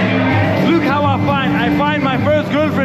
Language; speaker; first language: English; non-native, fluent; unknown